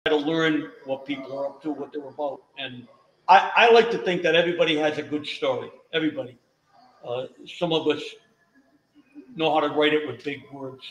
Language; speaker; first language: English; native; English